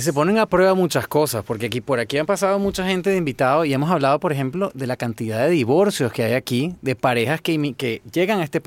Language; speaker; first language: Spanish; native; Spanish